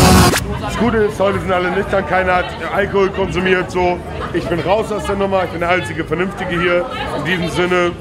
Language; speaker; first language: German; native; German